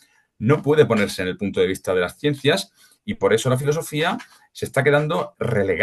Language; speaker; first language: Spanish; native; Spanish